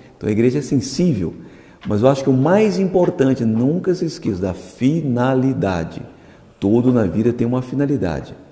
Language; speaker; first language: Portuguese; native; Portuguese